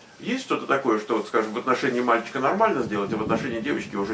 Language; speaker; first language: Russian; native; Russian